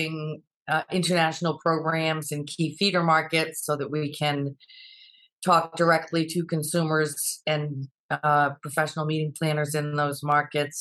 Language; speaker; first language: English; native; English